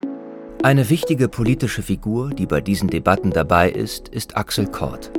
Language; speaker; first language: German; native; German